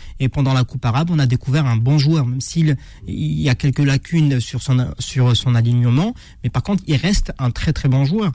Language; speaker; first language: French; non-native, local second language; Arabic